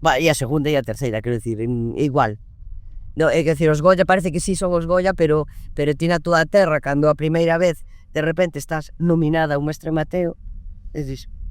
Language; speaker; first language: Galician; non-native, local second language; Spanish